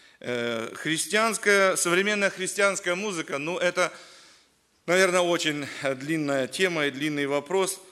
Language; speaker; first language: Russian; native; Russian